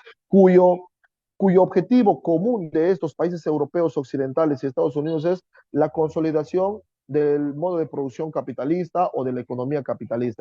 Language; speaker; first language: Spanish; native; Spanish